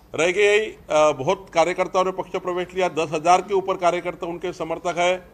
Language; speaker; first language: Hindi; non-native, local second language; Marathi